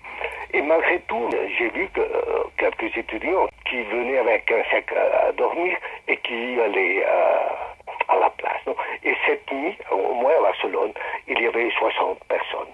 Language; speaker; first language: French; non-native, fluent; Spanish